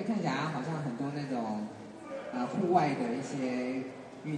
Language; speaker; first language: Chinese; native; Chinese